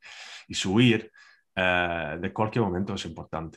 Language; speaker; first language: Spanish; non-native, fluent; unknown